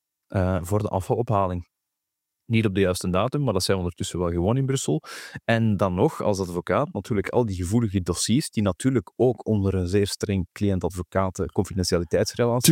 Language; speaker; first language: Dutch; native; Dutch